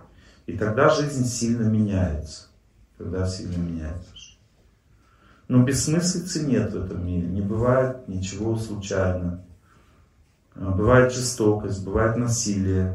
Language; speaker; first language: Russian; native; Russian